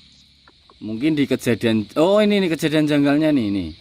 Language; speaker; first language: Indonesian; non-native, local second language; Javanese